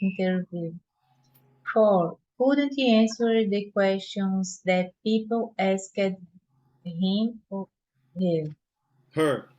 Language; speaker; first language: English; non-native, learner; Portuguese